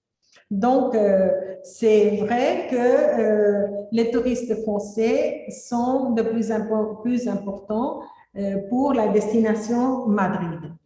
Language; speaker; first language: French; non-native, fluent; Spanish